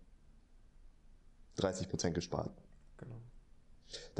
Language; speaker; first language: German; native; German